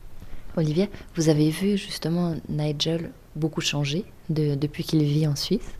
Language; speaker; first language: French; native; French